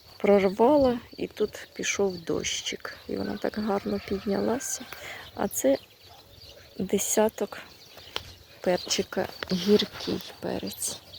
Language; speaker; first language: Ukrainian; native; Ukrainian